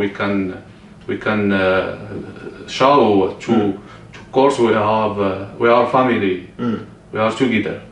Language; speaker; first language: English; non-native, learner; Arabic